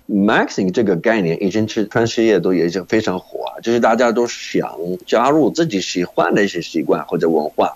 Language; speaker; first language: Chinese; non-native, fluent; Arabic